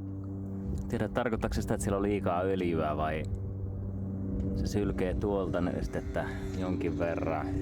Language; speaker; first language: Finnish; native; Finnish